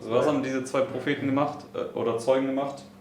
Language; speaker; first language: German; native; German